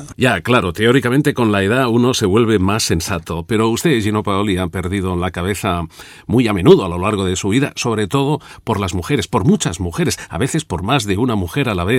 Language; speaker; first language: Spanish; native; Spanish